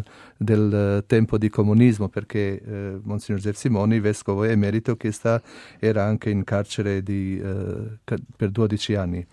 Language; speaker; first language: Italian; non-native, fluent; Albanian